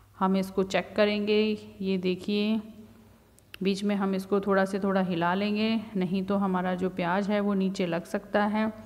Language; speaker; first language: Hindi; native; Hindi